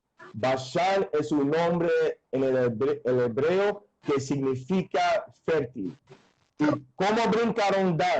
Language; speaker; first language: Spanish; non-native, fluent; English